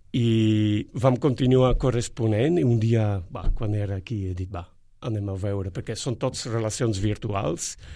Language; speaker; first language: Catalan; non-native, fluent; Dutch